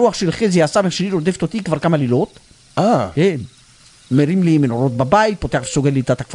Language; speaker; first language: Hebrew; native; Hebrew